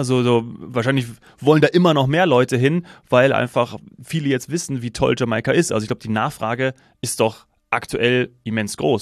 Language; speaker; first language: German; native; German